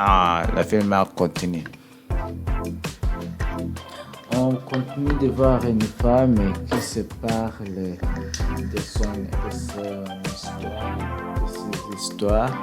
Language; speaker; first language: French; non-native, learner; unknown